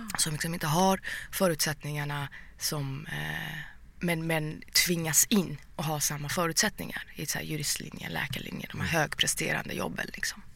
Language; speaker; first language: Swedish; early bilingual, other home language; Persian